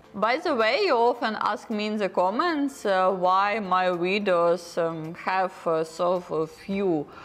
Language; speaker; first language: English; non-native, learner; Ukrainian